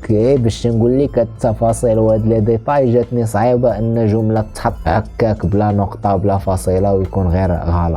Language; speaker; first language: Arabic; native; Arabic